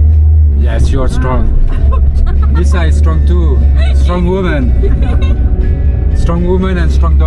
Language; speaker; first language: English; non-native, fluent; French